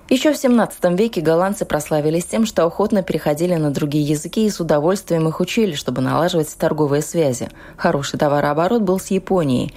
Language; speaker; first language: Russian; native; Russian